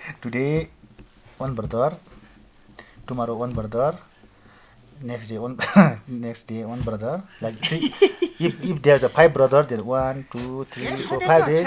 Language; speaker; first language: English; non-native, learner; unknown